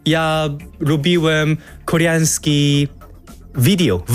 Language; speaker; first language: Polish; non-native, learner; Korean